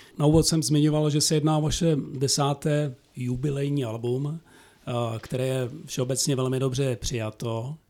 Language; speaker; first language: Czech; native; Czech